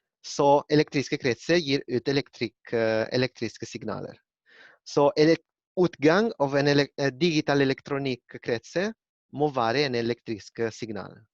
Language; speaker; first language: Norwegian; non-native, learner; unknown